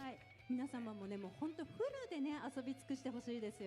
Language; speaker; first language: Japanese; native; Japanese